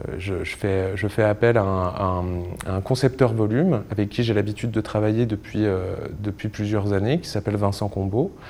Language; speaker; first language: French; native; French